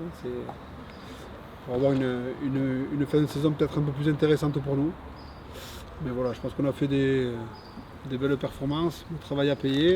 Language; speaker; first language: French; native; French